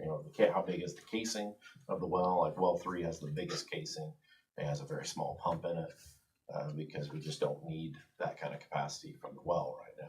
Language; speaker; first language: English; native; English